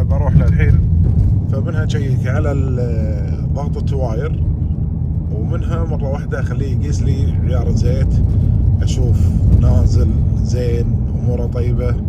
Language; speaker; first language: Arabic; native; Arabic